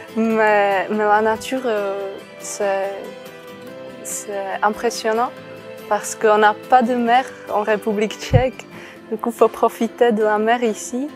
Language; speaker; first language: French; non-native, fluent; Czech